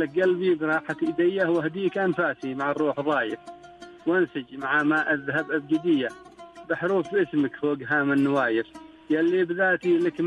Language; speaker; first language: Arabic; non-native, local second language; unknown